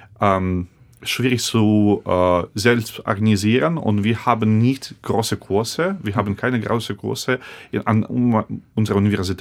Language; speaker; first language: German; non-native, fluent; Russian